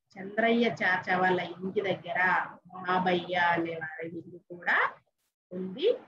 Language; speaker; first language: Hindi; non-native, local second language; Telugu